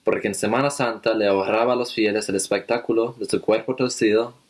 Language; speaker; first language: Spanish; early bilingual, heritage; Spanish